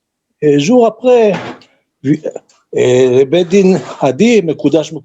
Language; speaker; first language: French; non-native, learner; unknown